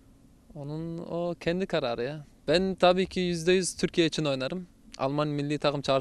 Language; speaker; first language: Turkish; early bilingual, heritage; Turkish